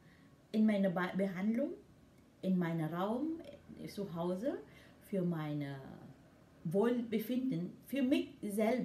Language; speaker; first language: German; non-native, learner; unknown